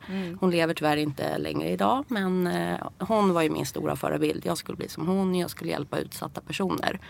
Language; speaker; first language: Swedish; early bilingual, other home language; Persian